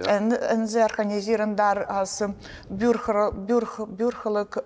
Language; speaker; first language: Dutch; non-native, learner; Ukrainian